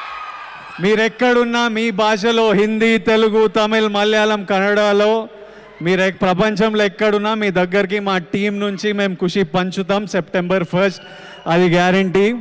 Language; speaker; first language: Telugu; native; Telugu